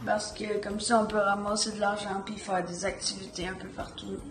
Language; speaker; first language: French; native; French